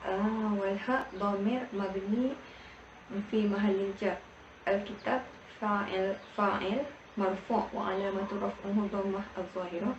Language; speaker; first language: Arabic; non-native, learner; Malay